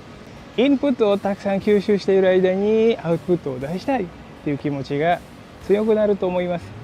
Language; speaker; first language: Japanese; non-native, fluent; Indonesian